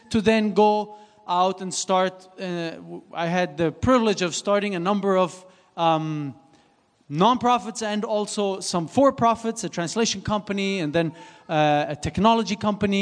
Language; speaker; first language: English; non-native, fluent; Swiss German